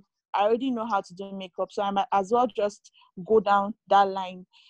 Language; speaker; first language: English; non-native, local second language; Yoruba